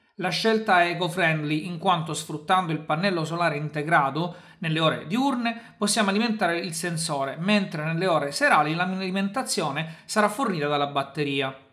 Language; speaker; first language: Italian; native; Italian